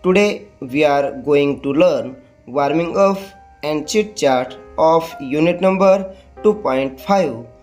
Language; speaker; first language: English; non-native, local second language; Marathi